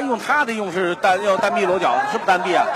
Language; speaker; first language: Chinese; native; Chinese